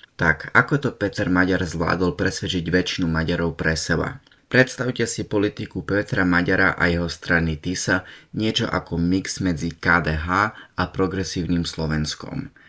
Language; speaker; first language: Slovak; early bilingual, heritage; Slovak